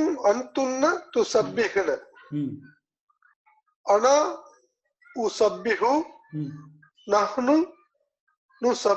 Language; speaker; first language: Arabic; non-native, learner; Tamil